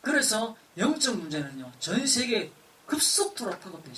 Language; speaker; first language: Korean; native; Korean